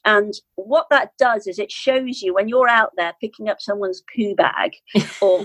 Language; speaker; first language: English; native; English